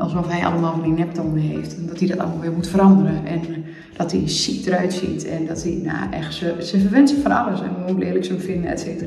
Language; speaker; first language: Dutch; native; Dutch